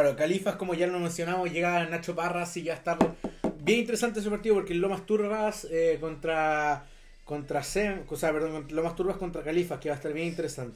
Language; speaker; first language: Spanish; native; Spanish